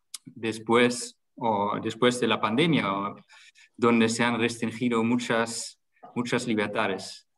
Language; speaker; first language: Spanish; non-native, fluent; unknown